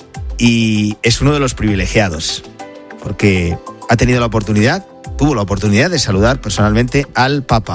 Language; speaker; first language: Spanish; native; Spanish